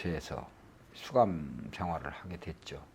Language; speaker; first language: Korean; native; Korean